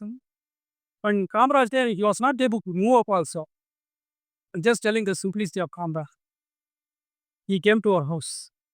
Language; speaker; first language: English; non-native, local second language; Tamil